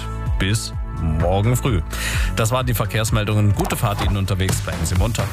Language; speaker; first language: German; native; German